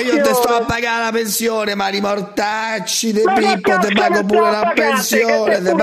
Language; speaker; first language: Italian; native; Italian